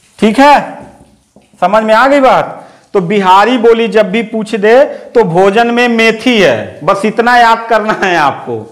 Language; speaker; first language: Hindi; native; Hindi